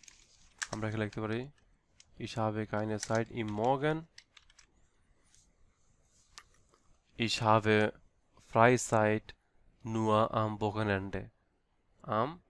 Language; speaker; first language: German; non-native, learner; Bangla